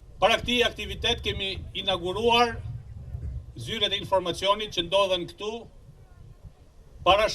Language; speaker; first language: Albanian; native; Albanian